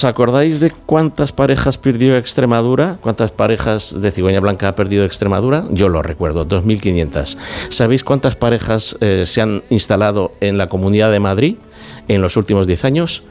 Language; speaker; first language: Spanish; native; Spanish